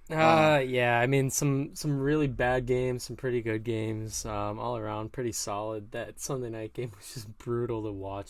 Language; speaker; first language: English; native; English